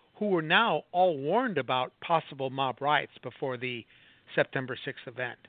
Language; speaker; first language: English; native; English